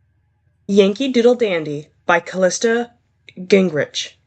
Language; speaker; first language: English; native; English